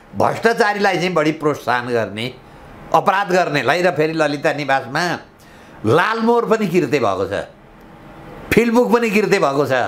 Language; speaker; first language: Nepali; native; Nepali